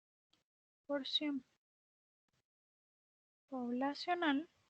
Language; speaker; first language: Spanish; native; Spanish